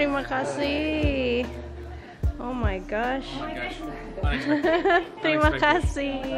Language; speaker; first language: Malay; non-native, learner; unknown